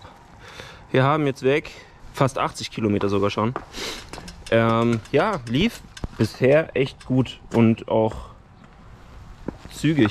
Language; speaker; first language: German; native; German